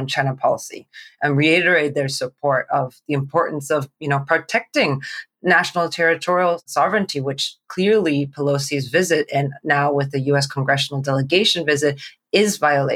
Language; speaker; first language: English; non-native, local second language; Cantonese